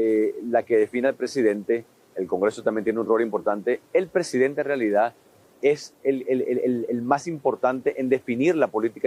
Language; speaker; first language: Spanish; native; Spanish